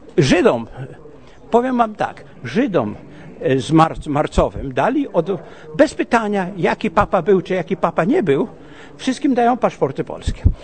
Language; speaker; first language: Polish; early bilingual, heritage; Polish